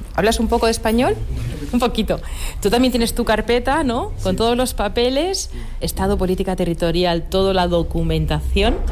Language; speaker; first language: Spanish; native; Spanish